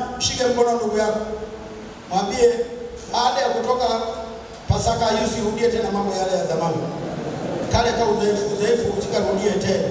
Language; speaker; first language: Swahili; native; Swahili